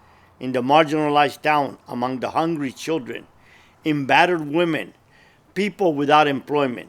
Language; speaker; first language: English; early bilingual, other home language; Spanish